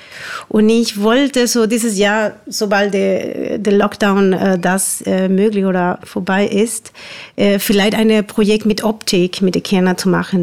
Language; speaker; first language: German; non-native, fluent; Spanish